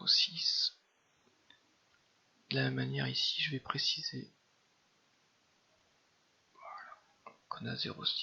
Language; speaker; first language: French; native; French